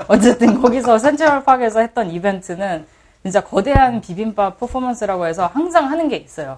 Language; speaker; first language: Korean; early bilingual, heritage; Korean